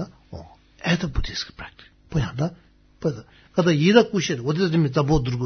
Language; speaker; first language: Russian; non-native, learner; Tibetan